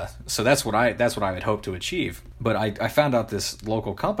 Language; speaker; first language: English; native; English